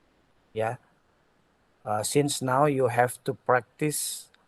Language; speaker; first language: English; non-native, learner; Indonesian